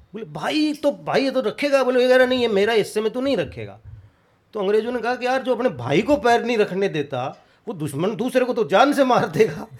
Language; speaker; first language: Hindi; native; Hindi